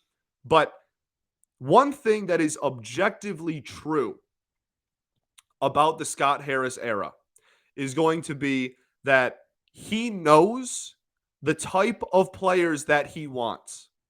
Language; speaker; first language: English; native; English